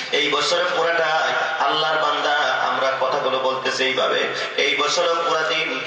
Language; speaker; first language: Bangla; non-native, local second language; Assamese